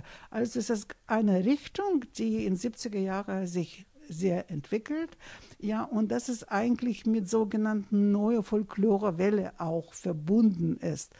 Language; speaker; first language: German; non-native, fluent; Russian